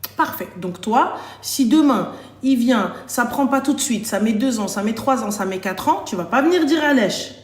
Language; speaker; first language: French; early bilingual, other home language; Arabic